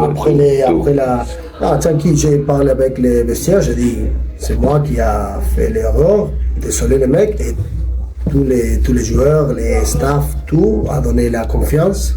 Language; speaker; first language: French; non-native, learner; Spanish